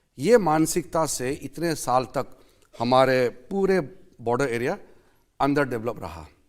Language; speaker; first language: Hindi; non-native, local second language; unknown